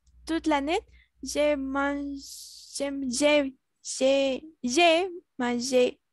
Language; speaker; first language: French; non-native, learner; Spanish